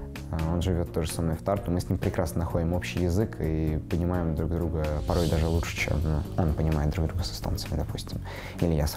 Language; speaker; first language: Russian; native; Russian